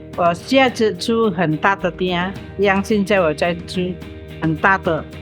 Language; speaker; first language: Chinese; non-native, learner; Indonesian